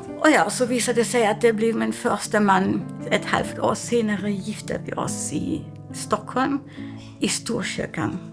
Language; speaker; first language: Swedish; non-native, fluent; German